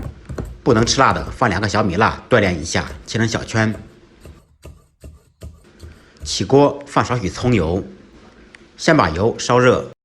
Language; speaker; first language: Chinese; native; Chinese